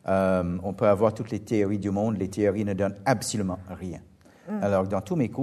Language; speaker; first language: French; non-native, fluent; English